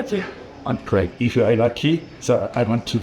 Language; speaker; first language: English; non-native, learner; Japanese